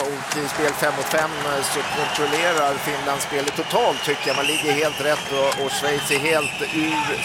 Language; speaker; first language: Swedish; native; Swedish